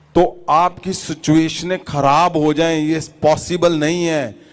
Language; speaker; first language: Hindi; non-native, local second language; Punjabi